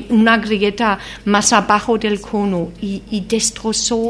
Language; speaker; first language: Spanish; non-native, fluent; German